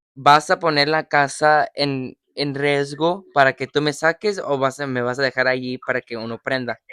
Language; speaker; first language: Spanish; early bilingual, heritage; Spanish